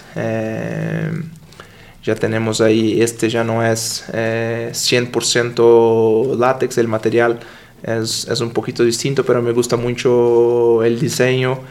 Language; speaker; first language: Spanish; non-native, fluent; Portuguese